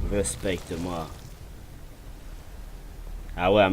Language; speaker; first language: French; native; French